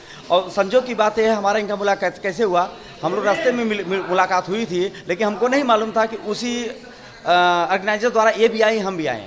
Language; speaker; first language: Hindi; native; Hindi